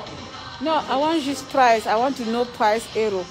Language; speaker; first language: English; non-native, learner; French